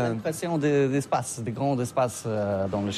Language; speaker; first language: French; non-native, learner; Polish